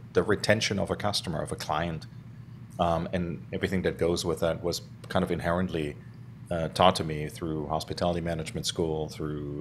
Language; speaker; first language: English; non-native, fluent; German